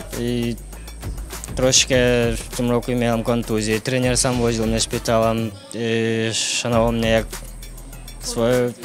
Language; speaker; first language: Polish; non-native, learner; Russian